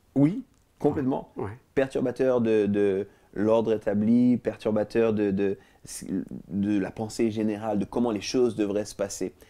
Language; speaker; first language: French; native; French